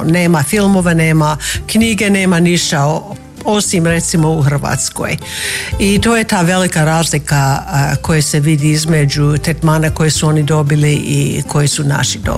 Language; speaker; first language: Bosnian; non-native, fluent; English